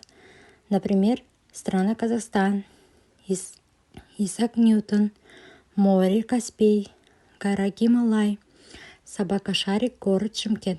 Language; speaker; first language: Russian; non-native, local second language; Kazakh